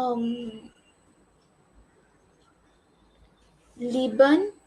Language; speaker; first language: German; non-native, learner; English